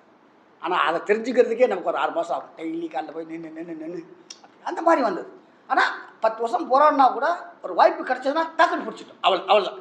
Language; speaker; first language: Tamil; native; Tamil